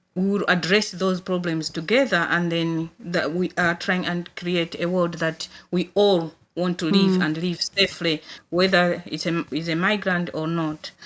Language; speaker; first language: English; non-native, local second language; Nyanja